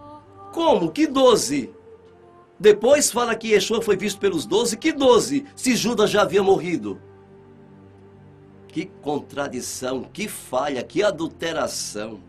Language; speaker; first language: Portuguese; native; Portuguese